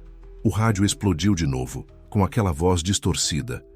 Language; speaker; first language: Portuguese; native; Portuguese